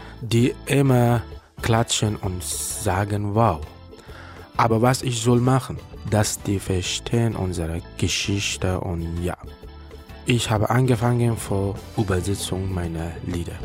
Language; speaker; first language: German; non-native, learner; Persian